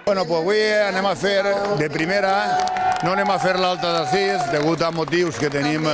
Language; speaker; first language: Catalan; native; Catalan